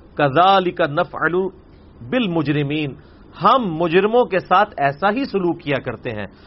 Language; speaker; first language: Urdu; non-native, local second language; Punjabi